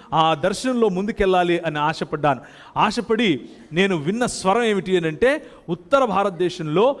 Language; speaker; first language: Telugu; native; Telugu